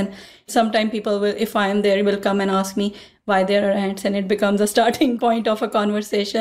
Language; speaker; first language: English; non-native, local second language; Urdu